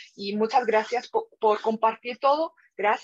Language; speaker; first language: Spanish; non-native, fluent; Korean